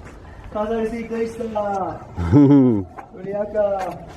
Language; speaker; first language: Spanish; non-native, learner; French